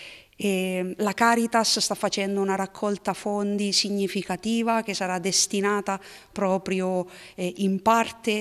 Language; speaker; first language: Italian; native; Italian